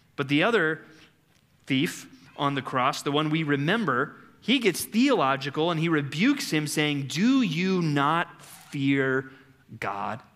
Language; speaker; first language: English; native; English